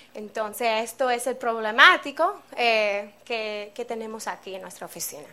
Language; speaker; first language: Spanish; non-native, fluent; English